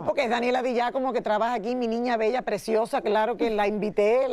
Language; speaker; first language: Spanish; native; Spanish